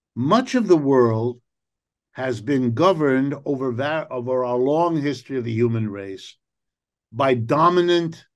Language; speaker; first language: English; native; English